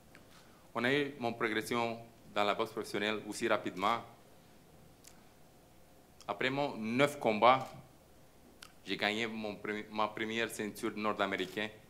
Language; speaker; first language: French; non-native, fluent; Romanian